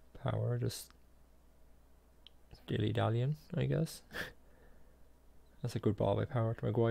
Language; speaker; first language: English; native; English